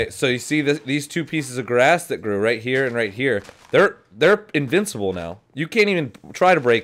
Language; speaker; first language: English; native; English